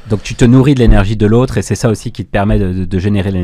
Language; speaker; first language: French; native; French